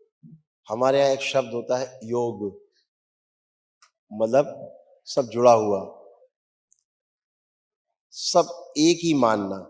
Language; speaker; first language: Hindi; native; Hindi